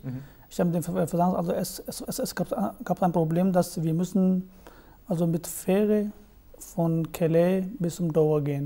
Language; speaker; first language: German; non-native, fluent; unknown